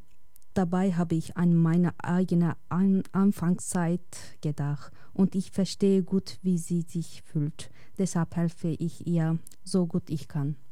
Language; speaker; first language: German; non-native, fluent; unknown